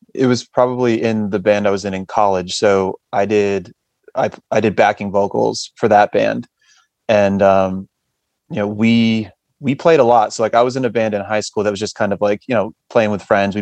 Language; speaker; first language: English; native; English